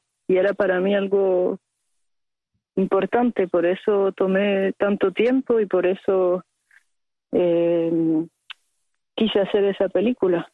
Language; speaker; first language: Spanish; early bilingual, heritage; Spanish